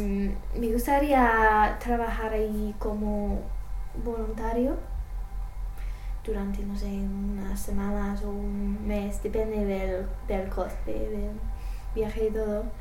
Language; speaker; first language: Spanish; non-native, learner; English